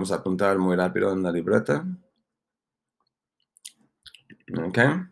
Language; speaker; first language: Spanish; non-native, fluent; English